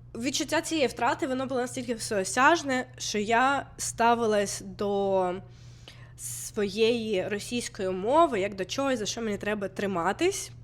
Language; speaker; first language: Ukrainian; non-native, local second language; Russian